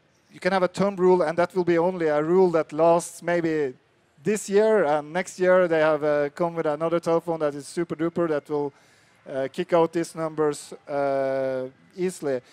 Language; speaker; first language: English; non-native, fluent; Norwegian